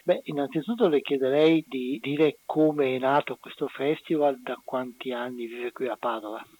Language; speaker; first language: Italian; native; Italian